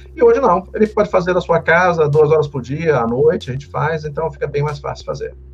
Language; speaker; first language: Portuguese; native; Portuguese